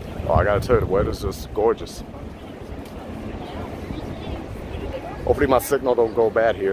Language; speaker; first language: English; non-native, local second language; Spanish